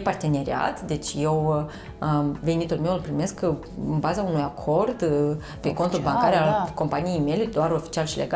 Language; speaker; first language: Romanian; native; Romanian